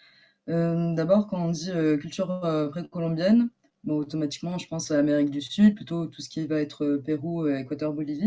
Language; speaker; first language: French; native; French